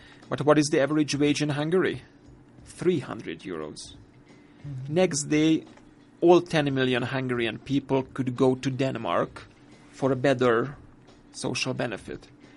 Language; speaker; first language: English; non-native, fluent; Hungarian